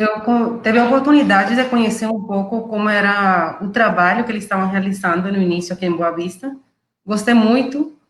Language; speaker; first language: Portuguese; non-native, fluent; Spanish